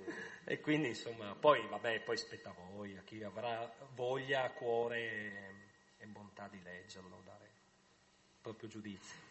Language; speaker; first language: Italian; native; Italian